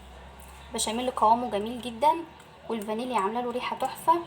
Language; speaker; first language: Arabic; native; Arabic